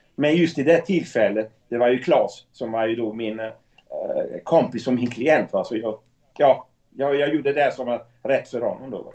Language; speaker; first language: Swedish; non-native, fluent; Italian